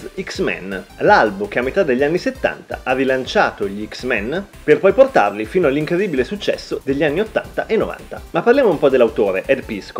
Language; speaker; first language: Italian; native; Italian